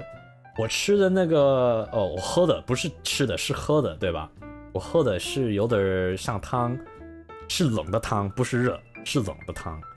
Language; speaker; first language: Chinese; non-native, learner; English